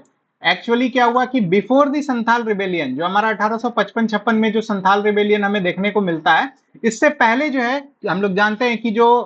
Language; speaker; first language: Hindi; native; Hindi